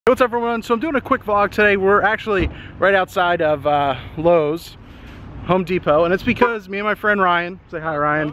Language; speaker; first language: English; native; English